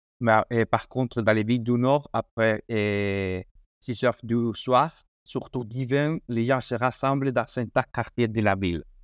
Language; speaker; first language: French; non-native, learner; Spanish